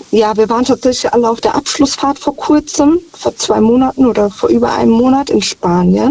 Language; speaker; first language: German; native; German